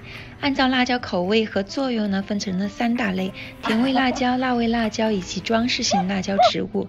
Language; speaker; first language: Chinese; native; Chinese